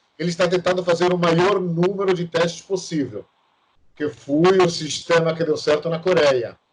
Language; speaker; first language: Portuguese; non-native, fluent; Italian